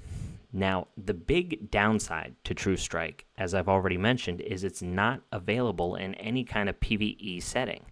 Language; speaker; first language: English; native; English